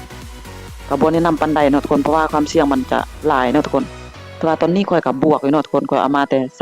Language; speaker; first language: Thai; non-native, local second language; Lao